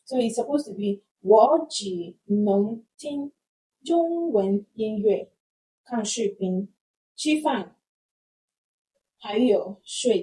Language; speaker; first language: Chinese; non-native, fluent; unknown